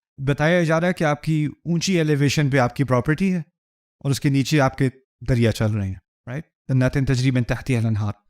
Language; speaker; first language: Urdu; early bilingual, heritage; Urdu